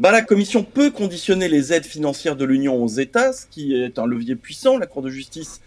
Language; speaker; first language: French; native; French